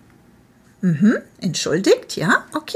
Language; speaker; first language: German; non-native, fluent; English